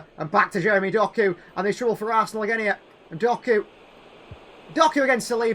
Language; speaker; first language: English; native; English